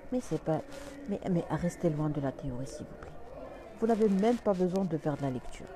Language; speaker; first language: French; non-native, local second language; Arabic